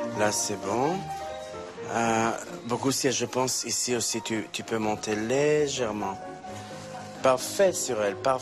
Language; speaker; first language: French; non-native, fluent; Hebrew